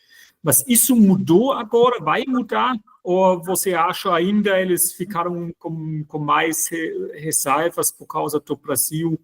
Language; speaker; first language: Portuguese; non-native, fluent; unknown